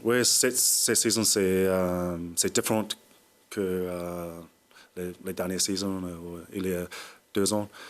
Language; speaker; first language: French; non-native, learner; English